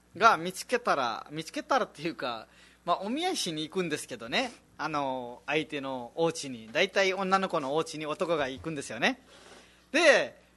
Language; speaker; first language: Japanese; non-native, fluent; Nepali